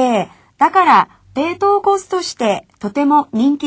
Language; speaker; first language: Japanese; non-native, fluent; Korean